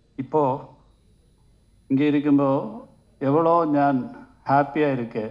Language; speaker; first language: Tamil; non-native, learner; Malayalam